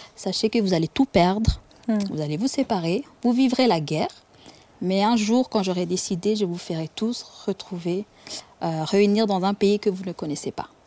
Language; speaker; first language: French; non-native, local second language; Kinyarwanda